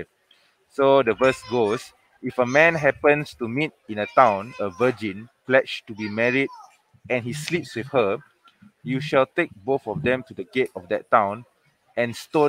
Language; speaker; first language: English; non-native, local second language; Malay